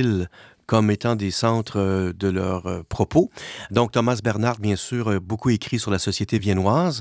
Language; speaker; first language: French; native; French